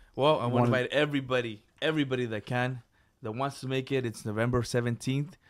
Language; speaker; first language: English; early bilingual, other home language; Spanish